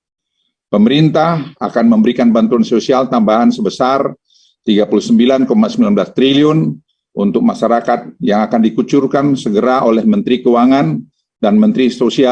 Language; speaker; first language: Indonesian; native; Indonesian